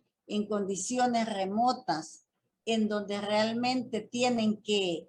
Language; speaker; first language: Spanish; native; Spanish